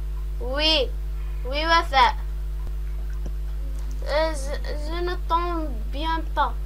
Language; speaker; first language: French; non-native, local second language; Arabic